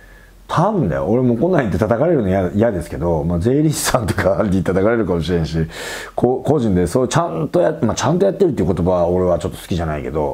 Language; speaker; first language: Japanese; native; Japanese